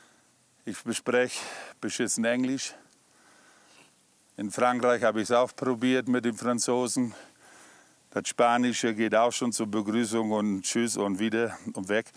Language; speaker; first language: German; native; German